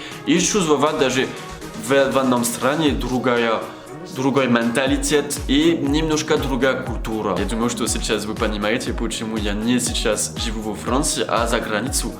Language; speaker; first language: Russian; non-native, learner; French